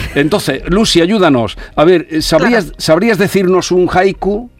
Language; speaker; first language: Spanish; native; Spanish